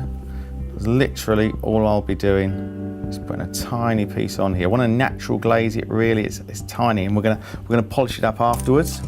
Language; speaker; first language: English; native; English